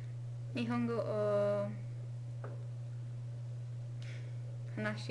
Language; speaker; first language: Japanese; non-native, learner; English